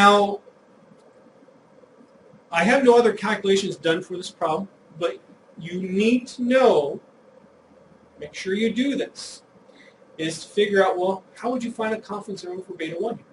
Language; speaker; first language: English; native; English